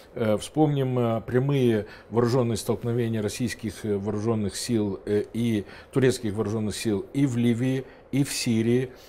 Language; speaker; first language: Russian; non-native, local second language; Romanian